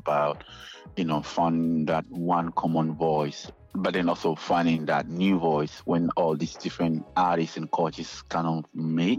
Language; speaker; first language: English; non-native, local second language; Ga